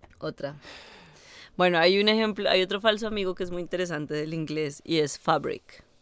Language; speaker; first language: Spanish; native; Spanish